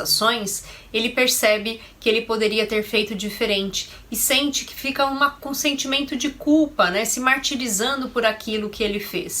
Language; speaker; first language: Portuguese; native; Portuguese